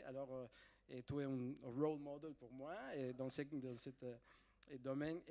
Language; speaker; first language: French; non-native, fluent; Spanish